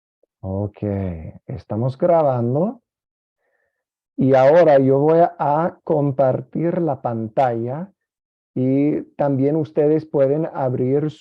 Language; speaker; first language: Spanish; non-native, fluent; English